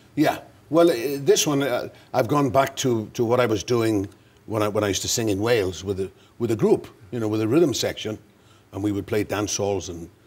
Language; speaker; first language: English; native; English